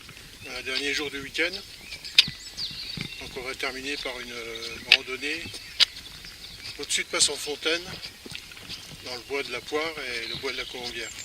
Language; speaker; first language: French; native; French